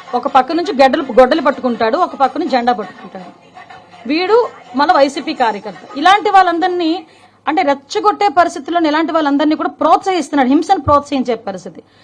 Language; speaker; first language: Telugu; native; Telugu